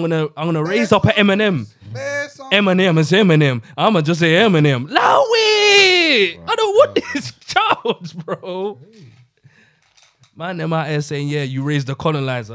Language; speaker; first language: English; native; English